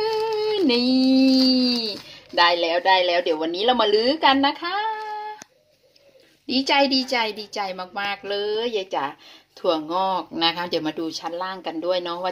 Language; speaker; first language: Thai; native; Thai